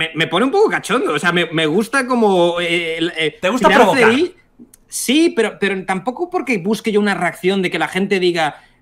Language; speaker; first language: Spanish; native; Spanish